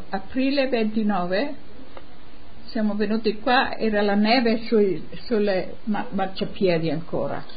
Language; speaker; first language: Italian; non-native, local second language; Friulian